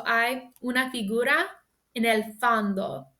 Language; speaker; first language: Spanish; non-native, fluent; English